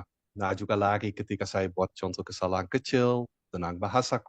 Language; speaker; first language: Indonesian; non-native, fluent; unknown